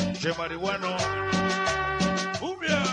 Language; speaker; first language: Spanish; native; Spanish